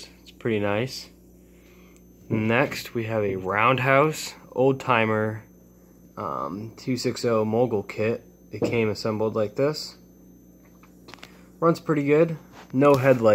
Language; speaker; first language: English; native; English